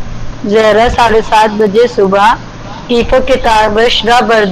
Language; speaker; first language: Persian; non-native, learner; Urdu